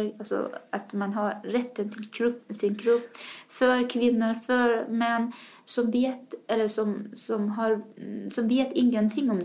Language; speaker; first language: Swedish; non-native, fluent; Persian